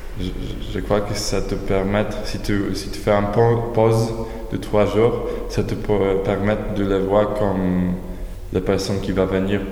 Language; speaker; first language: French; non-native, fluent; Polish